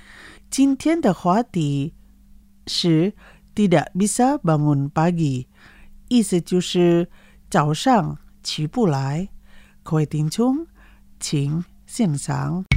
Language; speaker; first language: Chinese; non-native, fluent; Indonesian